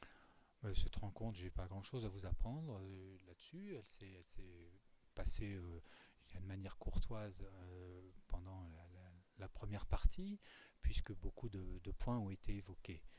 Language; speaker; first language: French; native; French